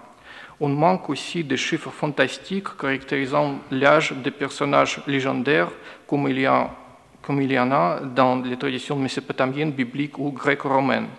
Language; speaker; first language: French; non-native, fluent; Russian